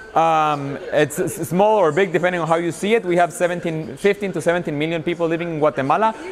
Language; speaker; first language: English; non-native, fluent; Spanish